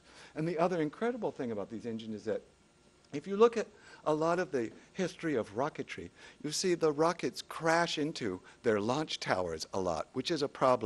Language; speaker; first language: English; native; English